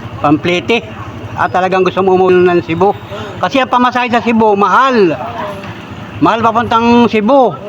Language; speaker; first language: Filipino; native; Filipino